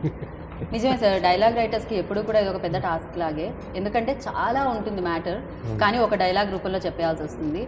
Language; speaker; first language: Telugu; native; Telugu